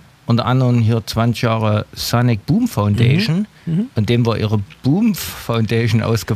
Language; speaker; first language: German; native; German